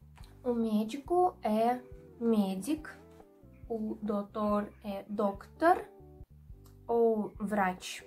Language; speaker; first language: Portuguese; non-native, fluent; Russian